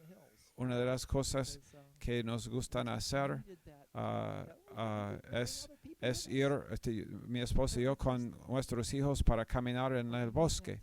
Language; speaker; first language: Spanish; non-native, fluent; English